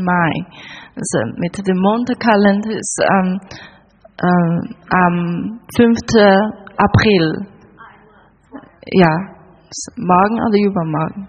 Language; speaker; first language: German; non-native, learner; Chinese